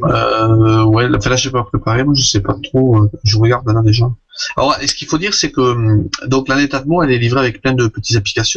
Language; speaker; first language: French; native; French